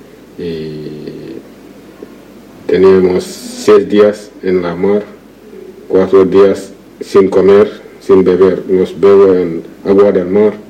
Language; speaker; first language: Spanish; non-native, learner; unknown